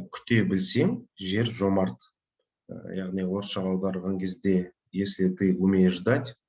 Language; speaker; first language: Russian; non-native, local second language; Kazakh